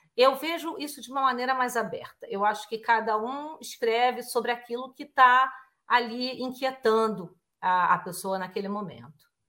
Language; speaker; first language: Portuguese; native; Portuguese